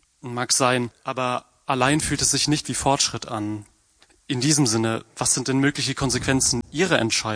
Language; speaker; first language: German; native; German